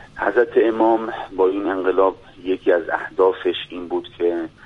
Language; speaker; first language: Persian; non-native, fluent; Spanish